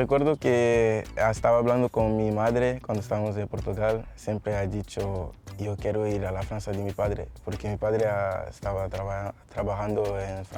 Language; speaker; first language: Spanish; non-native, learner; Portuguese